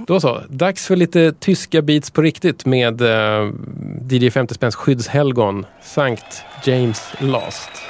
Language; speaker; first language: Swedish; native; Swedish